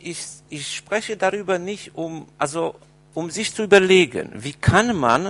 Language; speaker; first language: German; non-native, fluent; Polish